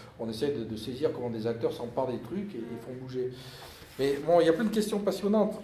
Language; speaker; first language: French; native; French